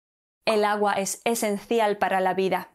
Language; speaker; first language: Spanish; non-native, fluent; Polish